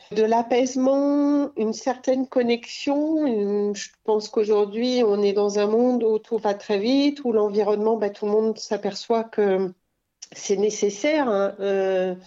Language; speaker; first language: French; native; French